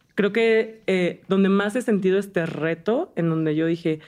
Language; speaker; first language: Spanish; native; Spanish